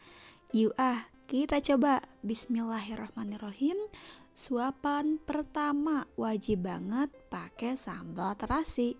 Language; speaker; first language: Indonesian; native; Indonesian